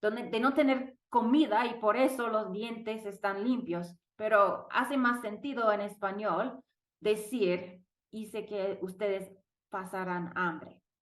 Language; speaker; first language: Spanish; non-native, fluent; English